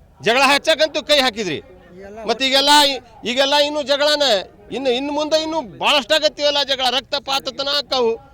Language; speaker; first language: Kannada; non-native, local second language; Lambadi